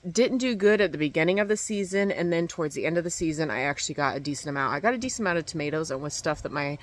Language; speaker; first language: English; native; English